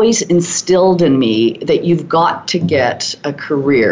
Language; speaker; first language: English; native; English